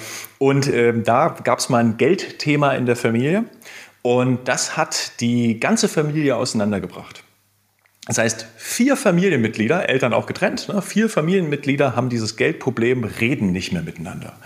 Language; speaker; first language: German; native; German